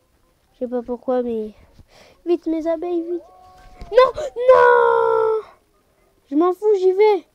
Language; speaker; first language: French; native; French